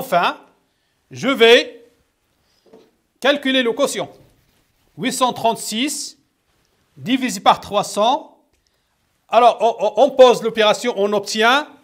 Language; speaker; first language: French; non-native, local second language; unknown